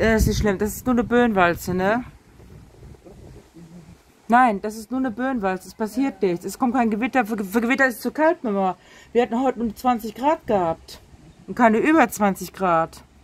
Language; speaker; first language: German; native; German